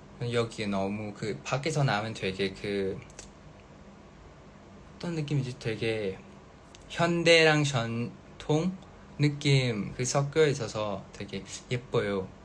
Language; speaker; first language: Korean; non-native, fluent; Thai